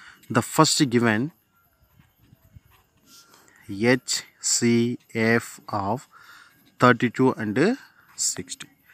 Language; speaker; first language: English; non-native, local second language; Tamil